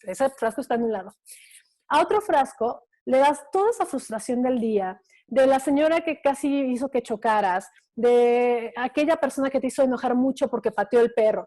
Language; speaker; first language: Spanish; native; Spanish